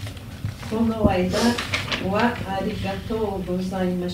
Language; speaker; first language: Japanese; non-native, learner; Portuguese